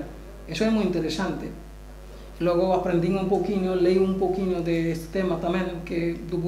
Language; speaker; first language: Galician; non-native, learner; Bangla